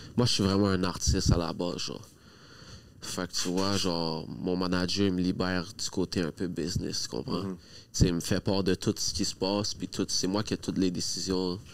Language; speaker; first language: French; native; French